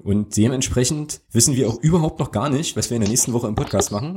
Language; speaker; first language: German; native; German